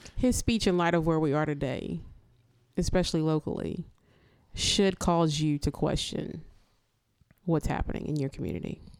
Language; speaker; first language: English; native; English